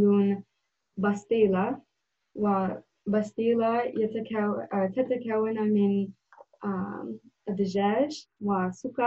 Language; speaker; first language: Arabic; non-native, learner; English